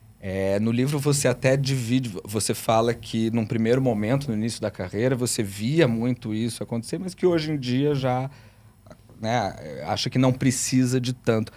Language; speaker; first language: Portuguese; native; Portuguese